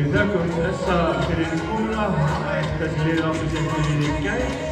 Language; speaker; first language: Icelandic; native; Icelandic